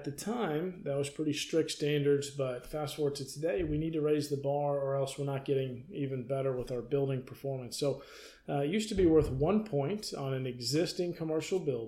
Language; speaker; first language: English; native; English